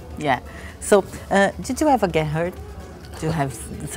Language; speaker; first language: English; non-native, learner; Portuguese